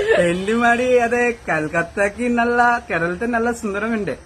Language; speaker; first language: Malayalam; non-native, learner; Bangla